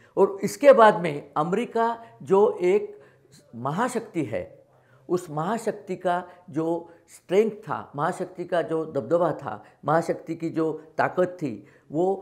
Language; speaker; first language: Hindi; non-native, local second language; Marathi